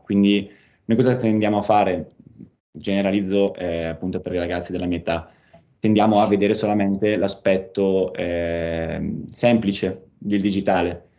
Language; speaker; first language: Italian; native; Italian